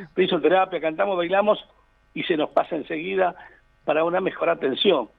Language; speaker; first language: Spanish; native; Spanish